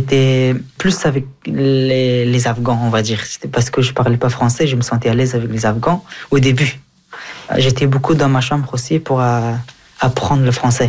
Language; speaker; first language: French; early bilingual, other home language; Persian